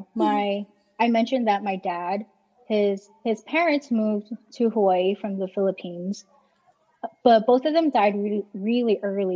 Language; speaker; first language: English; native; English